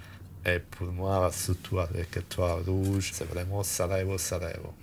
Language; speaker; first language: French; non-native, fluent; Bosnian